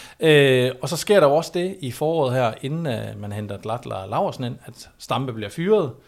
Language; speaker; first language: Danish; native; Danish